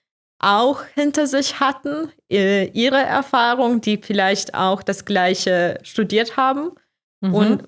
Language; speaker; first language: German; non-native, fluent; Croatian